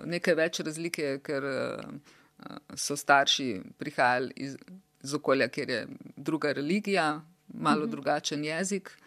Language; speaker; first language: Slovenian; early bilingual, other home language; Bosnian